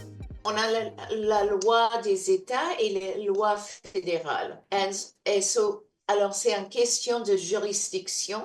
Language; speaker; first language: French; non-native, fluent; English